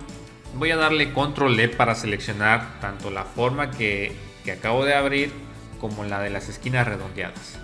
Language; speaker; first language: Spanish; native; Spanish